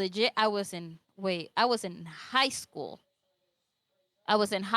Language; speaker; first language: English; native; English